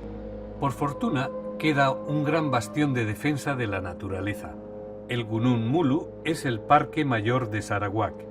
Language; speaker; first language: Spanish; native; Spanish